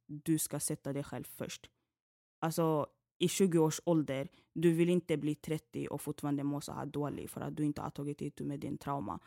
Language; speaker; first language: Swedish; early bilingual, other home language; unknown